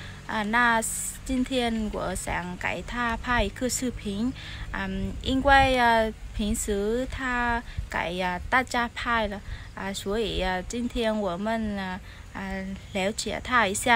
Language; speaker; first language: Chinese; non-native, fluent; Vietnamese